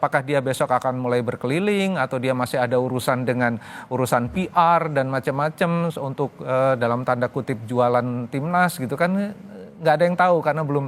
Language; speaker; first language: Indonesian; native; Indonesian